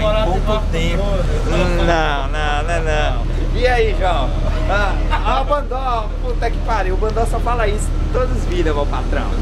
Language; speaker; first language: Portuguese; native; Portuguese